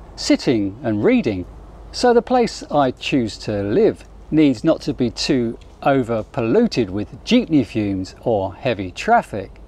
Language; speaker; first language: English; native; English